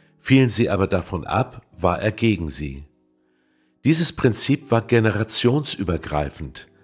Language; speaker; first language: German; native; German